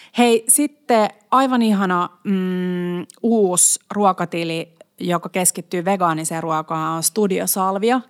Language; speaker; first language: Finnish; non-native, local second language; Swedish